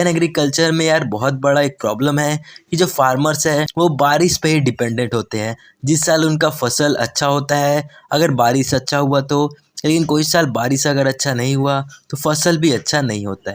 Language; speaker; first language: Hindi; native; Hindi